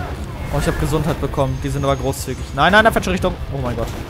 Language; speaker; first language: German; native; German